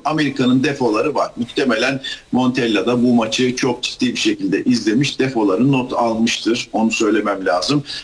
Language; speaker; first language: Turkish; native; Turkish